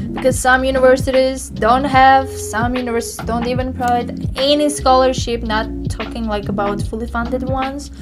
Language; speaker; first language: English; non-native, fluent; Tajik